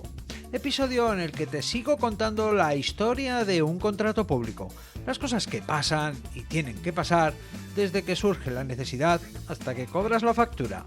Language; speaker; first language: Spanish; native; Spanish